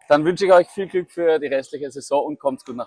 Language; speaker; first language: German; native; German